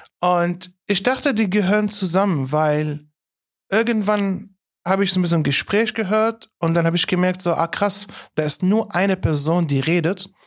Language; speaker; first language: German; non-native, fluent; Arabic